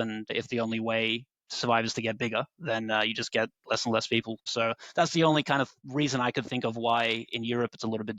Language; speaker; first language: English; native; English